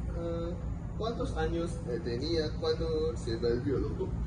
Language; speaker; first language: Spanish; non-native, learner; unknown